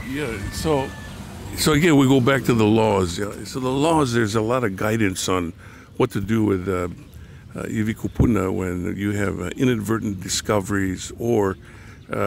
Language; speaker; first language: English; native; English